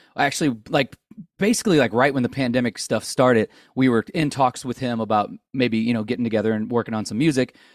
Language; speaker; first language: English; native; English